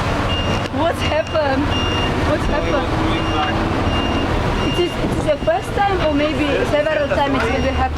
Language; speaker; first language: English; non-native, learner; Persian